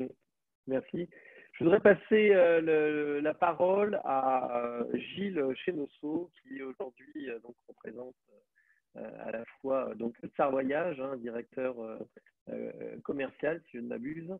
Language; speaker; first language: French; native; French